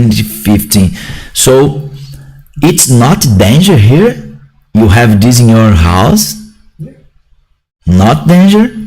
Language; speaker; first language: English; non-native, learner; Portuguese